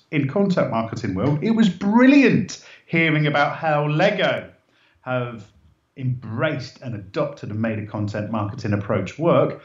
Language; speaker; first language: English; native; English